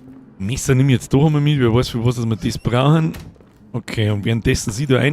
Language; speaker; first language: German; native; German